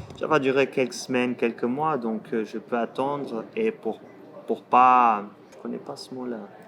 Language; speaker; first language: French; non-native, fluent; Portuguese